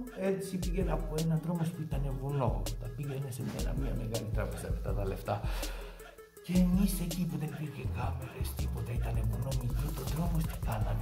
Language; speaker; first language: Greek; non-native, fluent; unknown